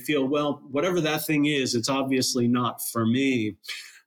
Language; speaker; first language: English; native; English